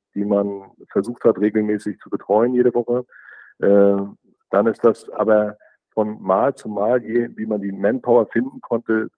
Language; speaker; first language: German; native; German